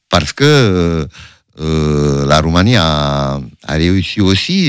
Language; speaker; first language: French; non-native, fluent; Romanian